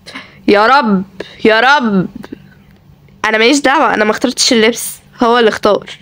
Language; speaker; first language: Arabic; native; Arabic